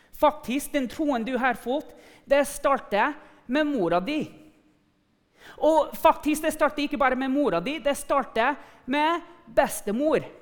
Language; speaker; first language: Norwegian; non-native, fluent; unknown